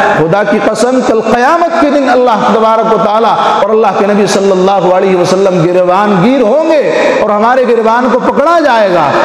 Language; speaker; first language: Urdu; native; Urdu